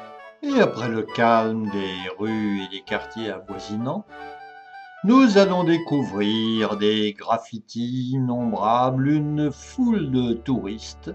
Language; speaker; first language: French; native; French